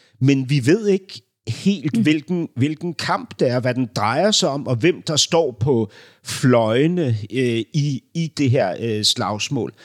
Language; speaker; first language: Danish; early bilingual, other home language; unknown